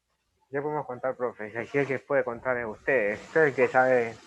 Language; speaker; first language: Spanish; native; Spanish